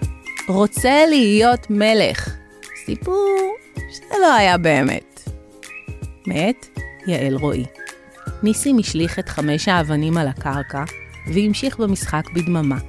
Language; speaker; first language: Hebrew; native; Hebrew